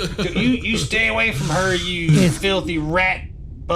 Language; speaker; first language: English; native; English